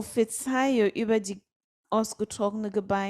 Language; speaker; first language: German; non-native, fluent; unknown